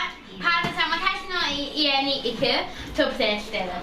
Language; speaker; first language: Japanese; non-native, learner; English